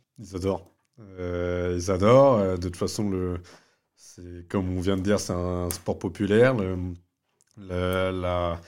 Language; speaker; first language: French; early bilingual, other home language; Vietnamese